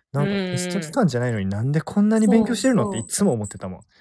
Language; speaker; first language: Japanese; native; Japanese